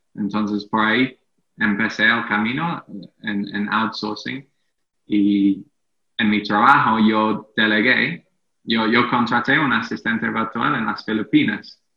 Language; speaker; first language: Spanish; non-native, fluent; English